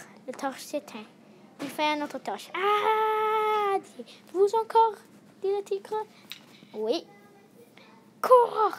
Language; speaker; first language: French; non-native, learner; English